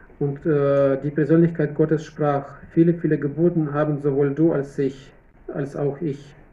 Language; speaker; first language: German; non-native, fluent; Russian